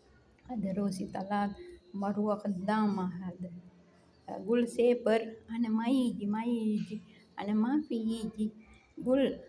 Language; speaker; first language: Arabic; non-native, learner; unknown